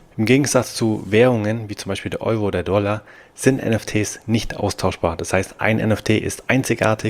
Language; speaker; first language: German; native; German